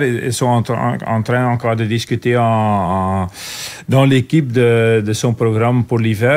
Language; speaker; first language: French; non-native, local second language; Dutch